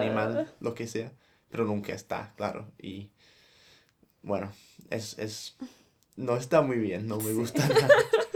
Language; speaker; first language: Spanish; non-native, fluent; English